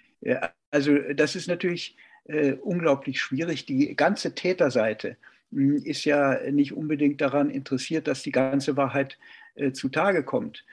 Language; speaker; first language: German; native; German